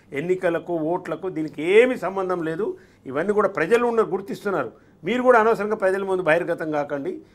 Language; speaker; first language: Telugu; native; Telugu